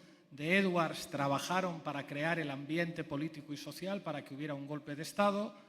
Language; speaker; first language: Spanish; native; Spanish